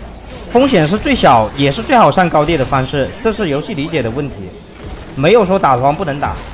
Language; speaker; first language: Chinese; native; Chinese